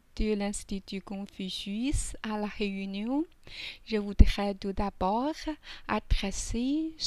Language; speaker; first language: French; non-native, learner; Chinese